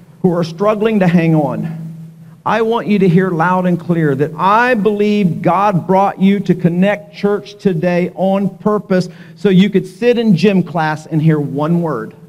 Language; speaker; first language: English; native; English